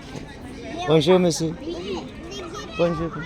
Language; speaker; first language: French; non-native, learner; Spanish